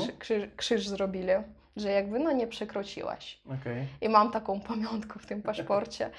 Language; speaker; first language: Polish; non-native, learner; Russian